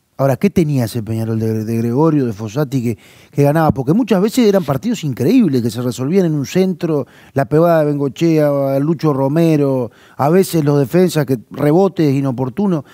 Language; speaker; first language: Spanish; native; Spanish